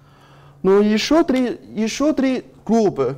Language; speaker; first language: Russian; non-native, learner; Chinese